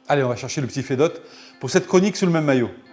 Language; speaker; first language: French; native; French